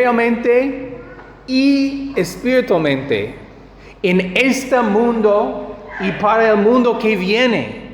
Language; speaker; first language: Spanish; non-native, fluent; English